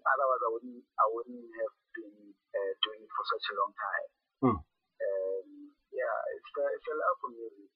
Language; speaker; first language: English; non-native, local second language; Zulu